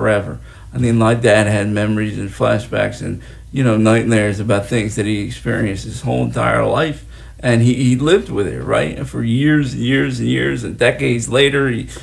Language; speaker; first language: English; native; English